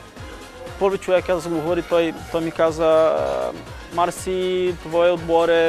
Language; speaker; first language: Bulgarian; non-native, learner; Portuguese